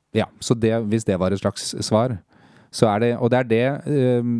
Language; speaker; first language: Norwegian; native; Norwegian